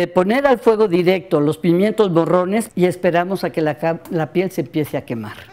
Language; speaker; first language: Spanish; native; Spanish